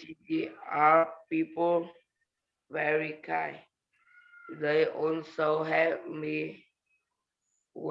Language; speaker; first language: English; non-native, learner; Vietnamese